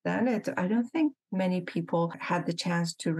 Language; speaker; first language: English; non-native, fluent; Persian